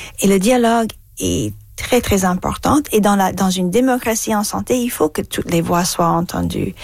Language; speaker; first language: French; non-native, fluent; English